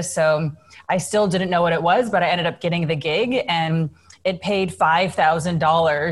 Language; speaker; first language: English; native; English